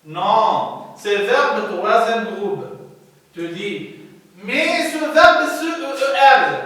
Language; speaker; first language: French; non-native, learner; Arabic